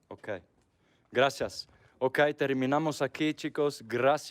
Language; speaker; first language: Spanish; non-native, fluent; English